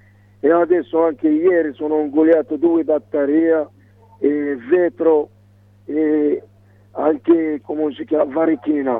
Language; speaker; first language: Italian; non-native, learner; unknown